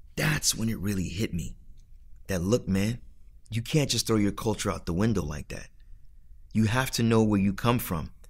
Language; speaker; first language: English; native; English